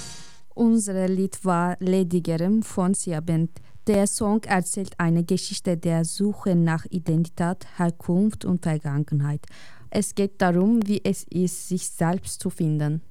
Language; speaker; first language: German; non-native, fluent; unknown